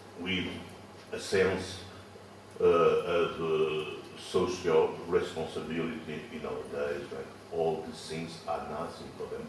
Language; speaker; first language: English; non-native, fluent; Portuguese